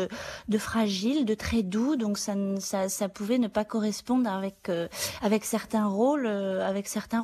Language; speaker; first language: French; native; French